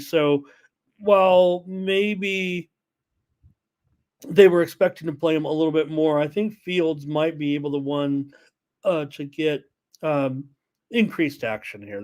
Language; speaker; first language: English; native; English